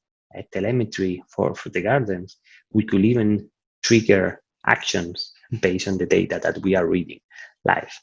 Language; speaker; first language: English; non-native, fluent; Italian